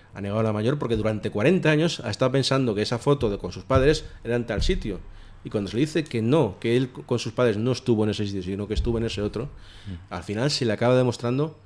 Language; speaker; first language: Spanish; native; Spanish